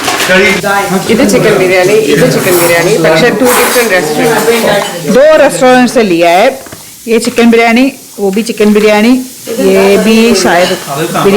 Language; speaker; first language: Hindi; non-native, local second language; Malayalam